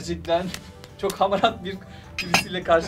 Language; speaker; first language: Turkish; native; Turkish